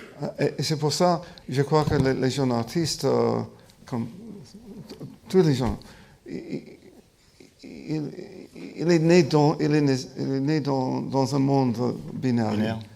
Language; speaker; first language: French; non-native, fluent; English